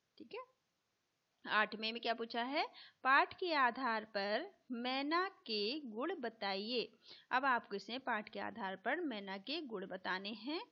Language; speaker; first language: Hindi; native; Hindi